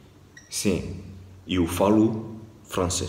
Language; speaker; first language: Portuguese; non-native, fluent; French